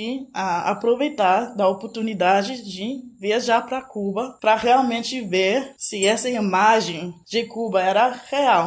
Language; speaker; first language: Portuguese; non-native, fluent; English